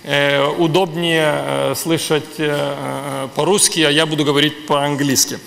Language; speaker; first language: Russian; non-native, learner; Lithuanian